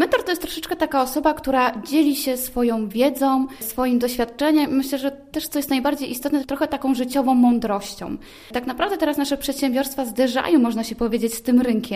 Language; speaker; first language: Polish; native; Polish